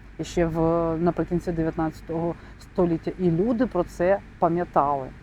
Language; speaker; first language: Ukrainian; non-native, local second language; Russian